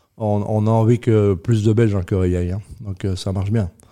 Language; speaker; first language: French; native; French